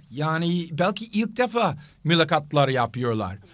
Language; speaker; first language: Turkish; non-native, fluent; English